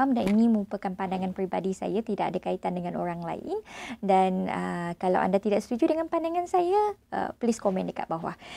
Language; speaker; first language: Malay; non-native, local second language; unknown